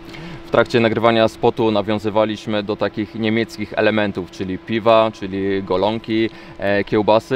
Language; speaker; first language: Polish; native; Polish